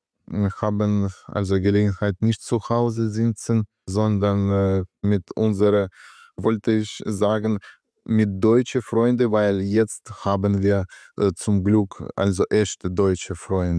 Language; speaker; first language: German; non-native, learner; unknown